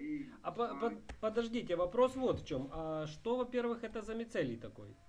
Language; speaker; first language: Russian; native; Russian